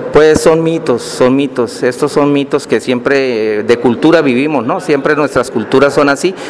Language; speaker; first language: Spanish; native; Spanish